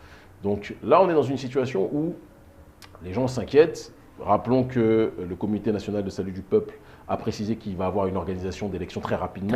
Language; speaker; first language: French; native; French